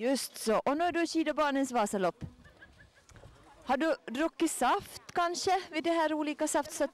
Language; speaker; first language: Swedish; native; Swedish